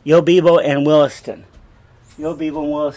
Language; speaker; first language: Spanish; non-native, fluent; English